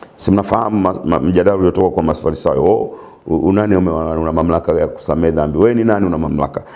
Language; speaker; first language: Swahili; native; Swahili